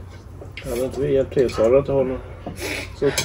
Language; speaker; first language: Swedish; early bilingual, other home language; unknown